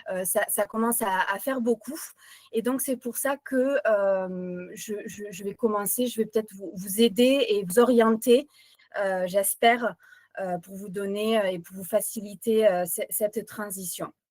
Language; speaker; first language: French; native; French